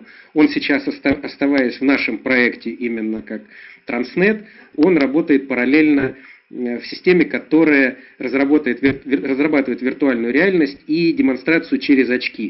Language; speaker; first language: Russian; native; Russian